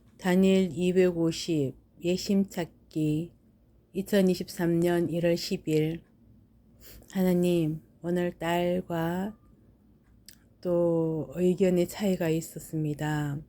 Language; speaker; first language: Korean; native; Korean